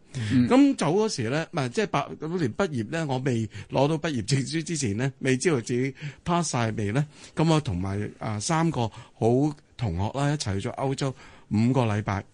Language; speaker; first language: Cantonese; native; Cantonese